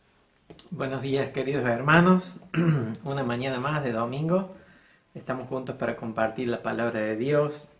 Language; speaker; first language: Spanish; native; Spanish